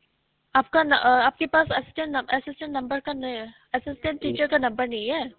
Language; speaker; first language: Urdu; native; Urdu